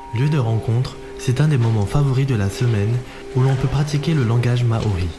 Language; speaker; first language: French; native; French